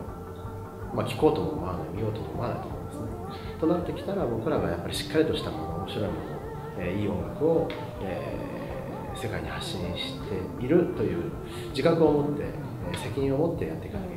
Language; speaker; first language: Japanese; native; Japanese